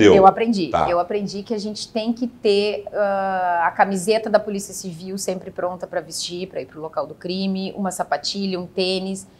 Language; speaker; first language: Portuguese; native; Portuguese